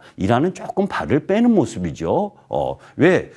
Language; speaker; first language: Korean; native; Korean